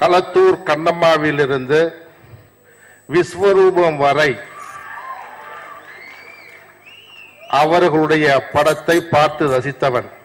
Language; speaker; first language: Tamil; native; Tamil